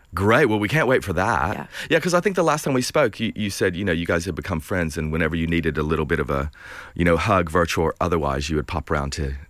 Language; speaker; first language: English; native; English